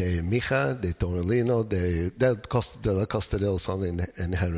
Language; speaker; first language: Spanish; non-native, fluent; English